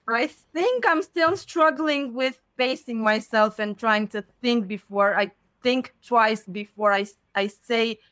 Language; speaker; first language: English; non-native, fluent; Romanian